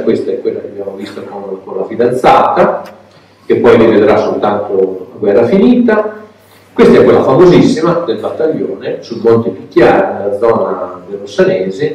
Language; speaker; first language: Italian; native; Italian